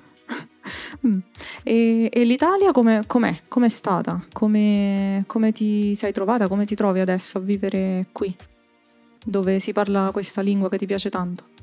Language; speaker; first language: Italian; non-native, fluent; Croatian